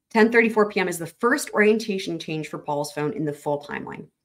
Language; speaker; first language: English; native; English